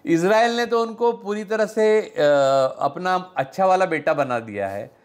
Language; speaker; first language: Hindi; non-native, local second language; Marathi